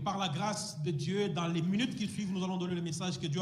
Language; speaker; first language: French; non-native, fluent; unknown